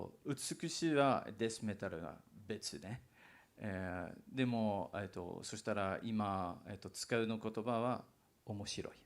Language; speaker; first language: Japanese; non-native, learner; English